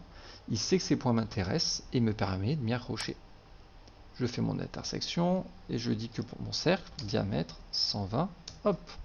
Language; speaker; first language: French; native; French